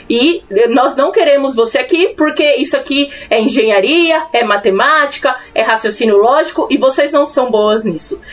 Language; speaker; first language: Portuguese; early bilingual, other home language; Spanish